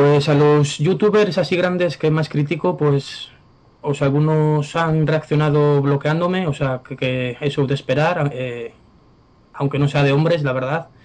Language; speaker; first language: Spanish; native; Spanish